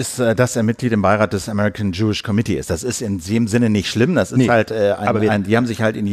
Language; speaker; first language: German; native; German